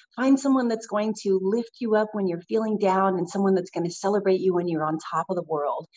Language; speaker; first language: English; native; English